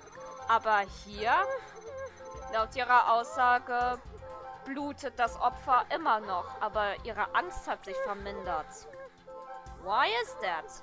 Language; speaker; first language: German; native; German